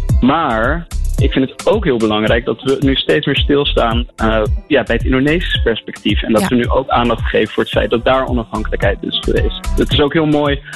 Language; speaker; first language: Dutch; native; Dutch